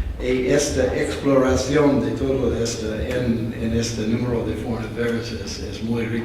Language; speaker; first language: Spanish; non-native, fluent; English